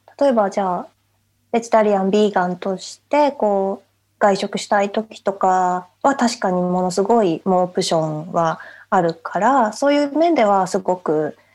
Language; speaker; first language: Japanese; native; Japanese